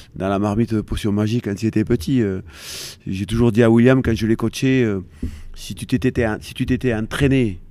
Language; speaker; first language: French; native; French